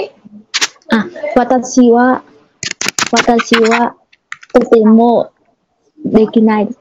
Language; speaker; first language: Japanese; non-native, learner; Vietnamese